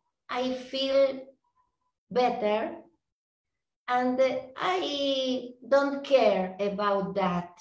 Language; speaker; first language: English; non-native, learner; Spanish